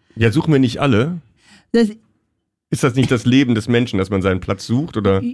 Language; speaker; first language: German; native; German